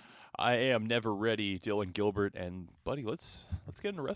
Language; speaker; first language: English; native; English